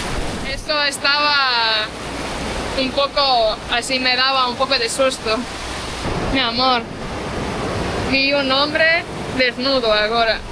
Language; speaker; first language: Spanish; non-native, fluent; Estonian